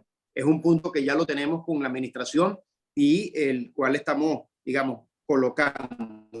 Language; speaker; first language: Spanish; native; Spanish